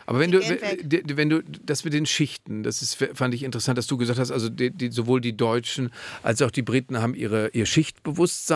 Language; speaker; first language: German; native; German